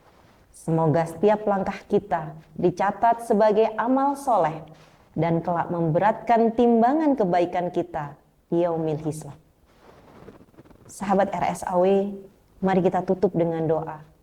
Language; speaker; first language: Indonesian; native; Indonesian